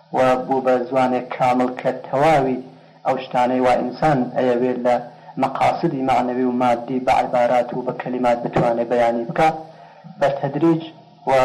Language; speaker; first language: Central Kurdish; native; Central Kurdish